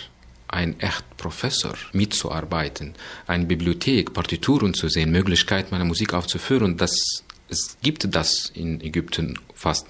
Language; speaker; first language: German; non-native, learner; Arabic